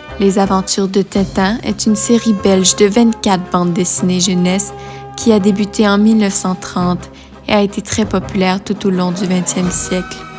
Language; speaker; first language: French; native; French